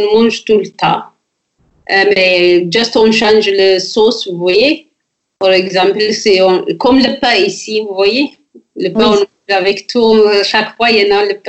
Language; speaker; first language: French; non-native, learner; Amharic